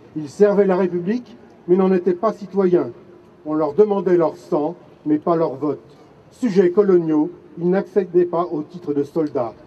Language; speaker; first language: French; native; French